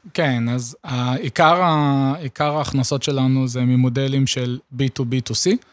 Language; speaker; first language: Hebrew; native; Hebrew